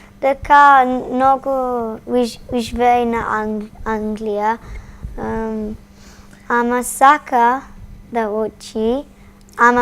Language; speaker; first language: Macedonian; early bilingual, heritage; Macedonian